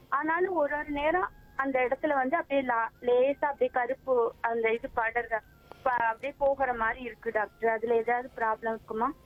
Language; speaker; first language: Tamil; native; Tamil